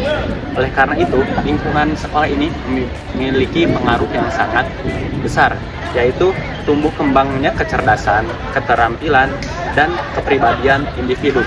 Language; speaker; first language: Indonesian; native; Indonesian